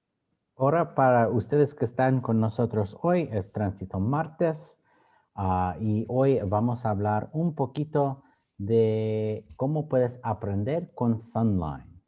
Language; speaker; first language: Spanish; early bilingual, other home language; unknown